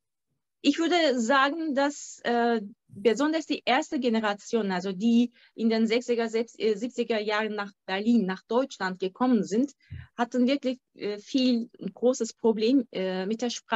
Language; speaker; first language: German; non-native, fluent; Turkish